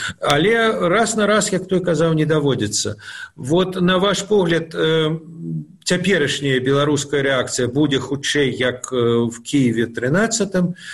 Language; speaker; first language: Belarusian; non-native, local second language; Russian